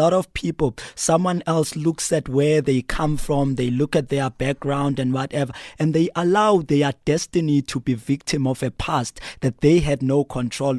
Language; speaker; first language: English; non-native, local second language; Xhosa